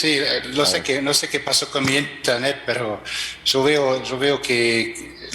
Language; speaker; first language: Spanish; non-native, fluent; German